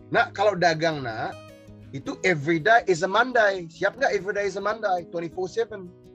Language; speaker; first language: Indonesian; native; Indonesian